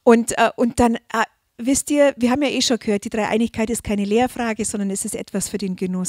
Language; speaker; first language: German; native; German